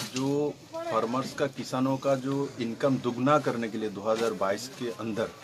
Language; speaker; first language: Hindi; non-native, local second language; Bangla